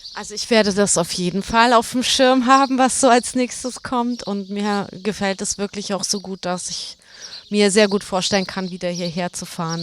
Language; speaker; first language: German; native; German